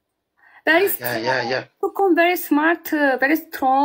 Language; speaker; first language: English; non-native, learner; Thai